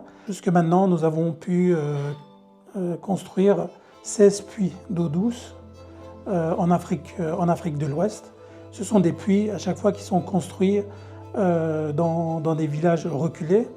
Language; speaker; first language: French; early bilingual, other home language; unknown